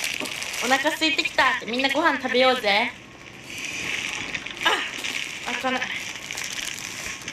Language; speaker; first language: Japanese; native; Japanese